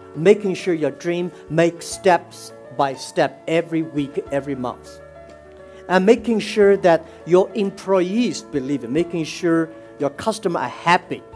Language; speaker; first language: English; non-native, fluent; Chinese